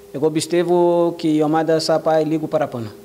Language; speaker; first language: Greek; non-native, learner; Portuguese